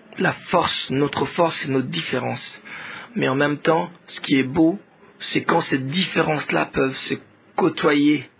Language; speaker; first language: French; non-native, local second language; Swahili